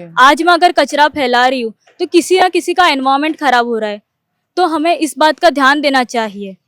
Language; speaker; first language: Hindi; non-native, local second language; Marathi